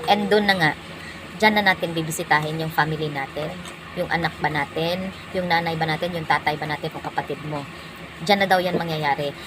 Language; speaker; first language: Filipino; non-native, local second language; Cebuano